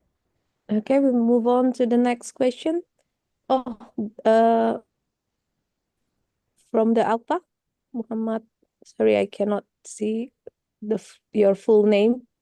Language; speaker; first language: English; non-native, fluent; Indonesian